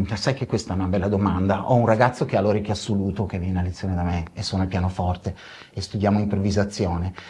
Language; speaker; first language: Italian; early bilingual, other home language; Spanish